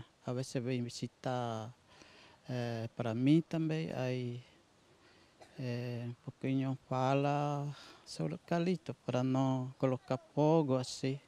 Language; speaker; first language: Portuguese; non-native, local second language; Guarani